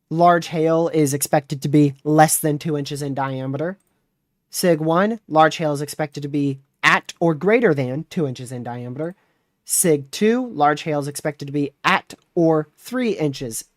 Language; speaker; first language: English; native; English